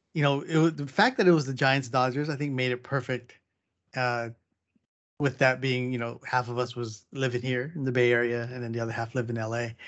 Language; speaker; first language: English; native; English